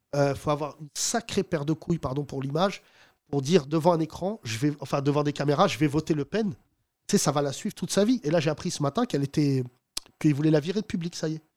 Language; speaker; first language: French; early bilingual, other home language; Arabic